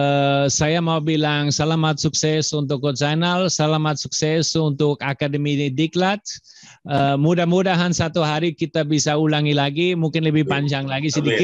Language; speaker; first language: Indonesian; non-native, fluent; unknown